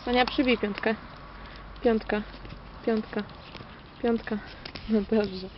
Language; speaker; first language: Polish; native; Polish